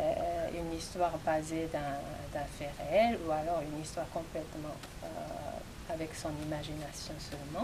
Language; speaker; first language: French; non-native, fluent; Japanese